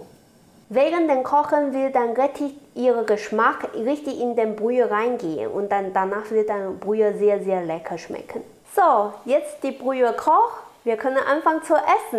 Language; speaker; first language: German; non-native, learner; Chinese